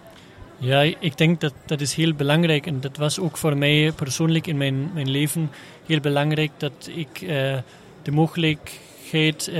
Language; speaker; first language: Dutch; non-native, learner; German